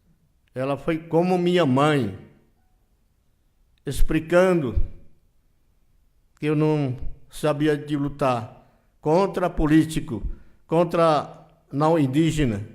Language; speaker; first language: Portuguese; non-native, local second language; Yanomámi